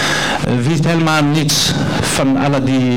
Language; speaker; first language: Dutch; non-native, learner; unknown